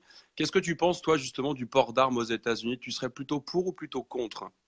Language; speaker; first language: French; native; French